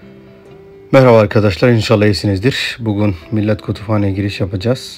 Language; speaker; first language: Turkish; non-native, fluent; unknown